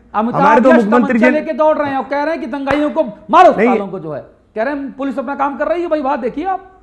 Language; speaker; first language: Hindi; native; Hindi